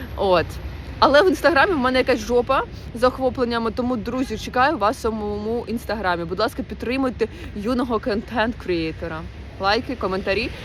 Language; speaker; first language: Ukrainian; non-native, local second language; Russian